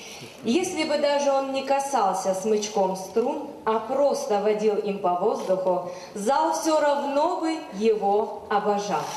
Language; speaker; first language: Russian; native; Russian